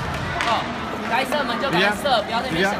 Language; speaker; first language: Chinese; native; Chinese